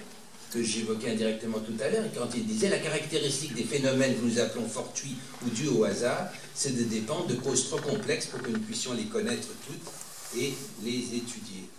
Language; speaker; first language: French; native; French